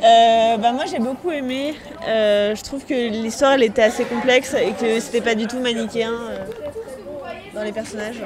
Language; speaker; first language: French; native; French